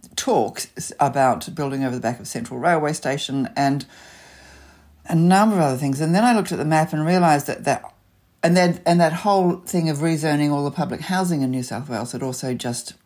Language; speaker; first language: English; native; English